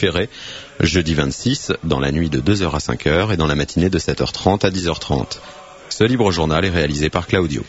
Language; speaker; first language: French; native; French